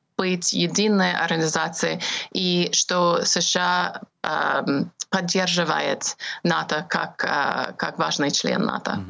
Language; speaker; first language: Russian; non-native, fluent; English